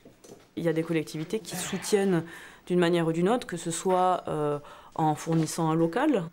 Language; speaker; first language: French; native; French